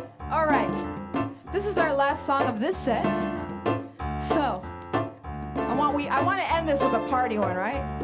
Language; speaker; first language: English; native; English